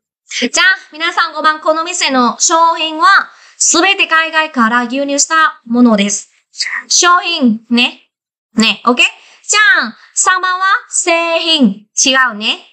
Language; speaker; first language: Japanese; non-native, fluent; Vietnamese